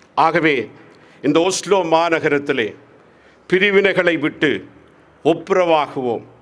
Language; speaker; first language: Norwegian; non-native, fluent; Tamil